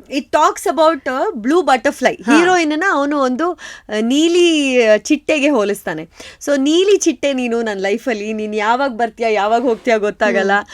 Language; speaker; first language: Kannada; non-native, local second language; Kodava